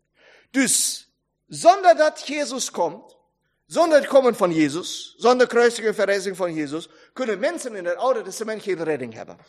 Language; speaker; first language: Dutch; non-native, fluent; German